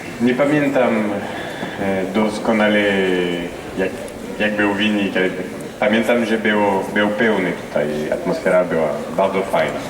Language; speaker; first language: Polish; non-native, learner; French